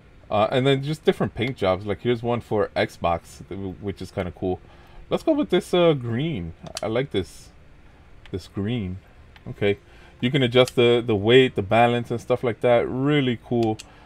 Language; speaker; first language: English; early bilingual, other home language; Spanish